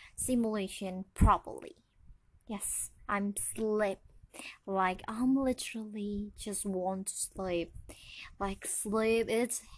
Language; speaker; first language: English; non-native, learner; Indonesian